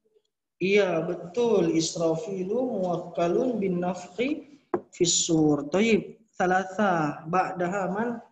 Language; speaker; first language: Arabic; non-native, fluent; Indonesian